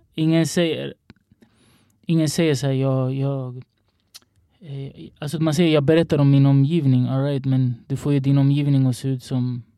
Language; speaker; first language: Swedish; early bilingual, other home language; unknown